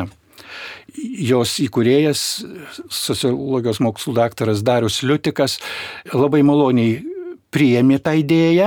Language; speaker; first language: Lithuanian; native; Lithuanian